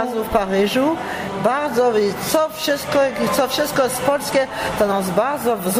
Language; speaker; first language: Polish; early bilingual, heritage; Polish